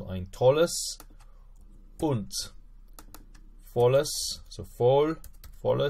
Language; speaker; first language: German; non-native, fluent; English